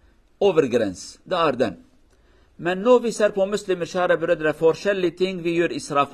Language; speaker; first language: Norwegian; non-native, learner; Kurdish